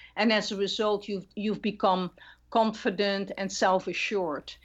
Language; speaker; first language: English; non-native, fluent; Dutch